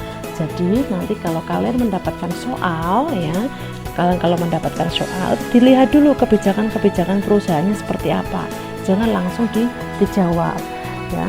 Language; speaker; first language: Indonesian; native; Indonesian